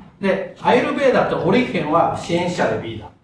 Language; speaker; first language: Spanish; non-native, learner; Japanese